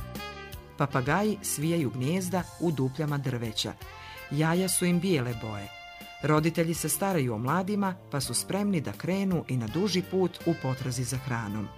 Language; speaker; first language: Croatian; native; Croatian